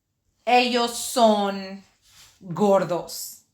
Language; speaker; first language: Spanish; early bilingual, heritage; Spanish